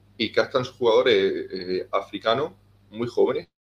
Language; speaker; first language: Spanish; native; Spanish